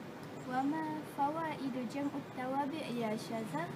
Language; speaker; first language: Arabic; non-native, learner; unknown